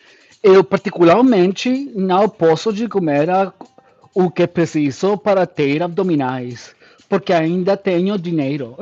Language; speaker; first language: Portuguese; non-native, learner; English